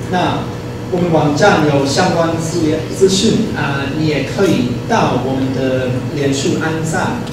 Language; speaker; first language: Chinese; non-native, fluent; English